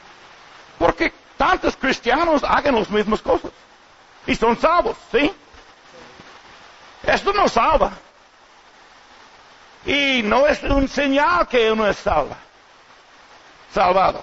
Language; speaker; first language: Spanish; non-native, learner; English